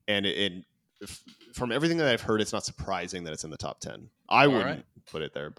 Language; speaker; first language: English; native; English